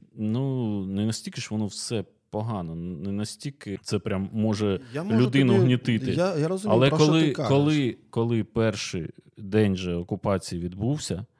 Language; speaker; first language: Ukrainian; native; Ukrainian